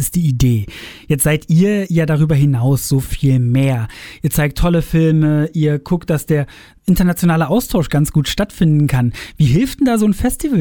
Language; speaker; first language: German; native; German